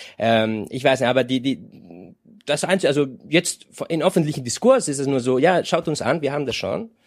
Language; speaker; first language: German; non-native, fluent; Spanish